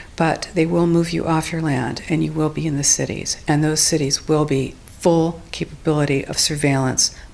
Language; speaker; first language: English; native; English